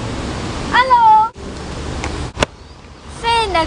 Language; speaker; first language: French; non-native, learner; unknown